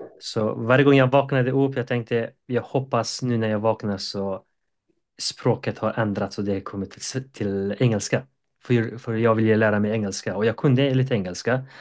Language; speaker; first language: Swedish; non-native, fluent; Persian